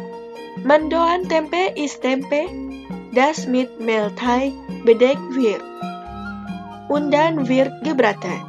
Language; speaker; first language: German; non-native, fluent; Indonesian